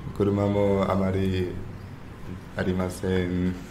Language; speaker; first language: Japanese; non-native, learner; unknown